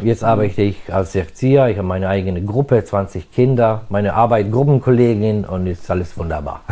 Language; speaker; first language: German; non-native, fluent; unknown